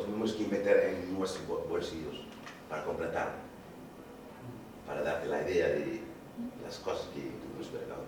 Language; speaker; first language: Spanish; non-native, fluent; Wolof